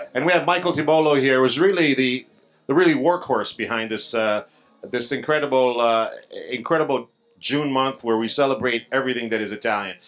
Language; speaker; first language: English; early bilingual, other home language; Italian